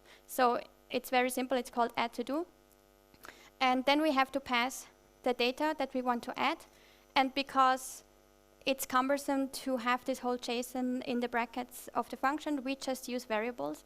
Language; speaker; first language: English; non-native, fluent; German